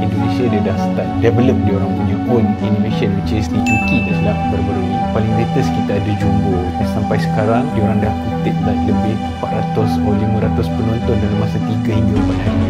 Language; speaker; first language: Malay; native; Malay